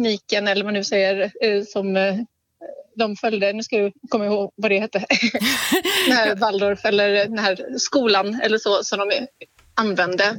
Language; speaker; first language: Swedish; native; Swedish